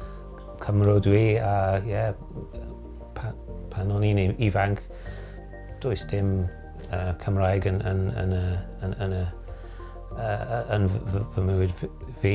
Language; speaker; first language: Welsh; non-native, local second language; English